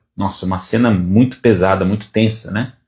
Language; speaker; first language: Portuguese; native; Portuguese